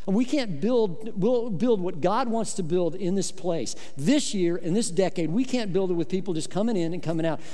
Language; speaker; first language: English; native; English